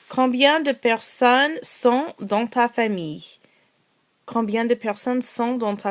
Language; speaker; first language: French; non-native, learner; English